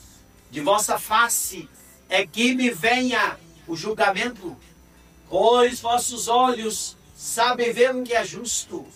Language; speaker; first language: Portuguese; native; Portuguese